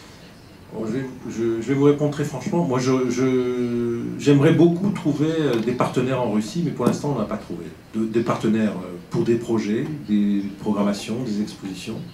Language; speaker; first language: French; native; French